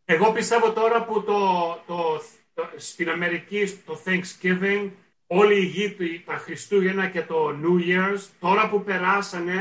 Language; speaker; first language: Greek; early bilingual, heritage; Greek